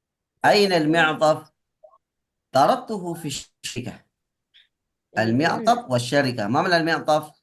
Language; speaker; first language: Arabic; non-native, fluent; Indonesian